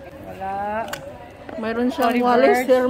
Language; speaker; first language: Filipino; native; Filipino